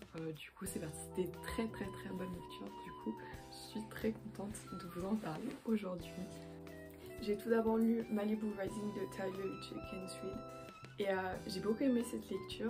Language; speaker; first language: French; native; French